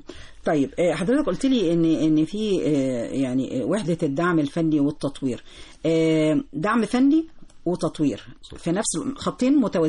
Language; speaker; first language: Arabic; native; Arabic